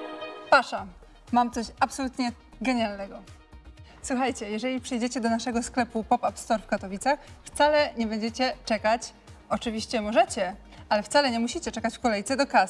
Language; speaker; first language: Polish; native; Polish